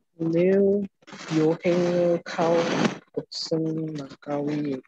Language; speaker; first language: Korean; non-native, learner; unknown